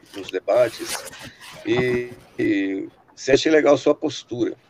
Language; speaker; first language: Portuguese; native; Portuguese